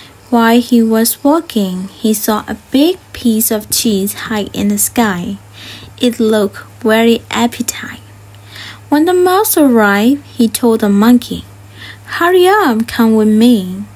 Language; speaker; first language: English; non-native, fluent; Burmese